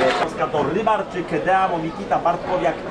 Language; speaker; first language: Polish; native; Polish